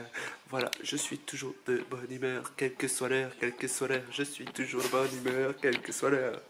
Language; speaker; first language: French; native; French